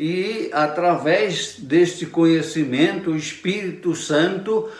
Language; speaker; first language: Portuguese; native; Portuguese